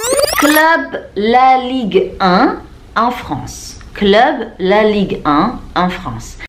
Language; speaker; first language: French; non-native, learner; Indonesian